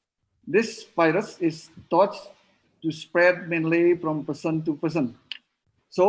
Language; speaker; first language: English; non-native, learner; Indonesian